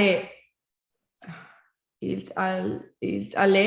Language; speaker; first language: French; non-native, learner; Spanish